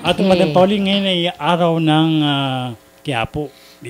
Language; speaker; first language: Filipino; native; Filipino